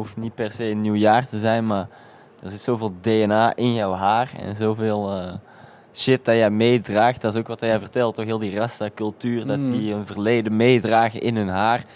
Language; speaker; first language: Dutch; native; Dutch